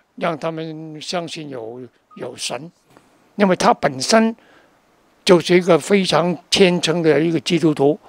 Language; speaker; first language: Chinese; non-native, local second language; Cantonese